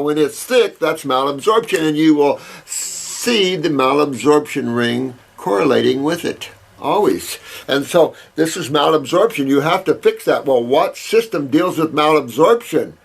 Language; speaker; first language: English; native; English